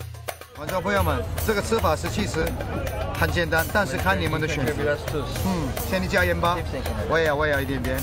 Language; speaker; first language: Chinese; non-native, fluent; Turkish